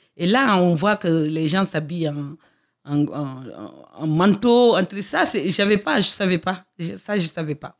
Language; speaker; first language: French; non-native, local second language; Fula